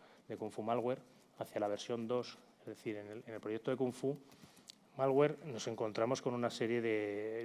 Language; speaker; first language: Spanish; native; Spanish